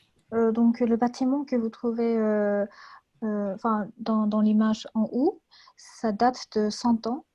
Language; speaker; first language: French; non-native, fluent; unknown